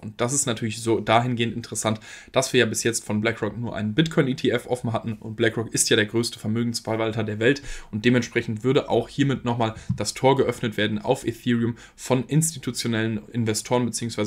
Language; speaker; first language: German; native; German